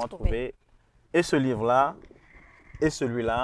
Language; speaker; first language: French; non-native, local second language; Rundi